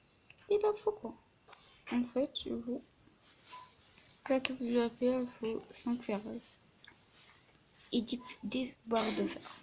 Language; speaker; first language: French; non-native, learner; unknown